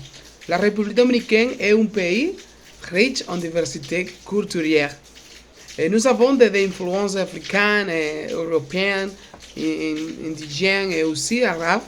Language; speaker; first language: French; non-native, learner; Spanish